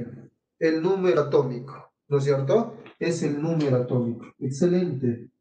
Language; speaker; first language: Spanish; native; Spanish